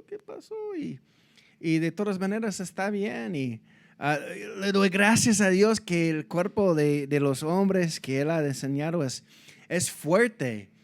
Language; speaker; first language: Spanish; non-native, fluent; English